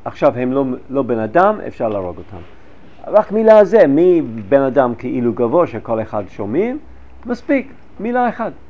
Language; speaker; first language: Hebrew; non-native, fluent; English